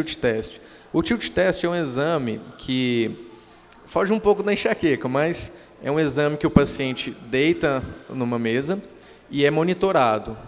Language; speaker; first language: Portuguese; native; Portuguese